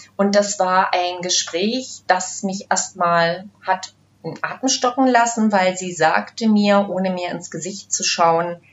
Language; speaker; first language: German; native; German